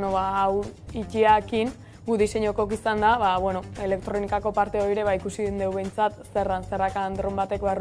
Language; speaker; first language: Basque; native; Basque